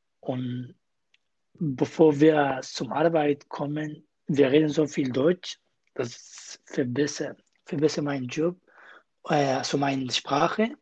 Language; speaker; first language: German; non-native, learner; Kurdish